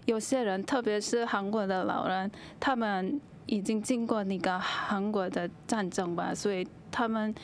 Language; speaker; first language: Chinese; non-native, fluent; Korean